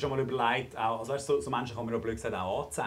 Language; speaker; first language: German; native; German